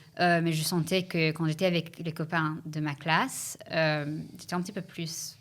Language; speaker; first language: French; early bilingual, heritage; English